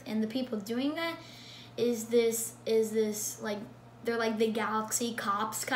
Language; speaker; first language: English; native; English